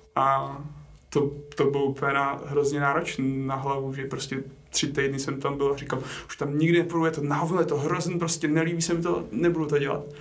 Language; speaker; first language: Czech; native; Czech